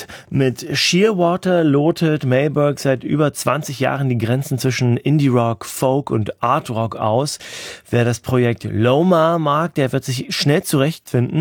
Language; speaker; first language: German; native; German